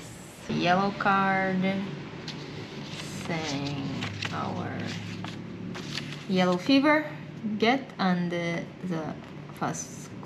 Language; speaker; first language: English; non-native, fluent; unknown